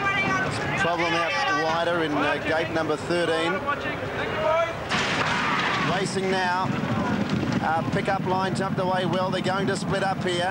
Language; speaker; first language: English; native; English